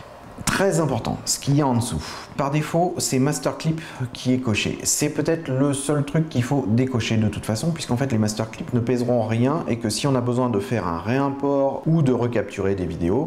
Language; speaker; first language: French; native; French